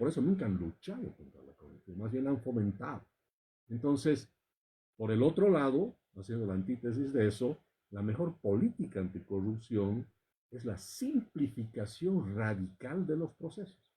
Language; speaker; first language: Spanish; native; Spanish